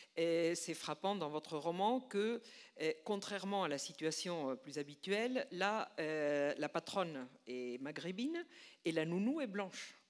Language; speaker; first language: French; non-native, fluent; Spanish